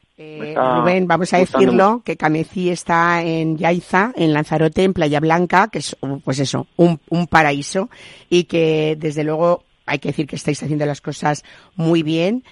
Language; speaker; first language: Spanish; native; Spanish